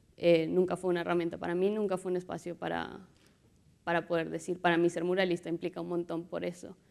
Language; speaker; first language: Spanish; native; Spanish